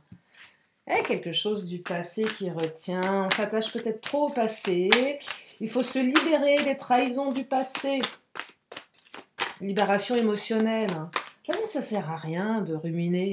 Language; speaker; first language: French; native; French